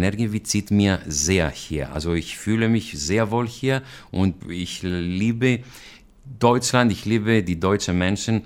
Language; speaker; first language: German; non-native, fluent; Greek